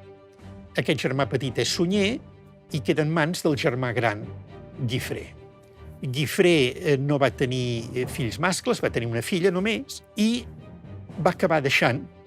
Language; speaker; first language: Catalan; native; Catalan